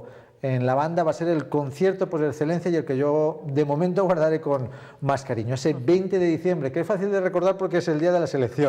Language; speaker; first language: Spanish; native; Spanish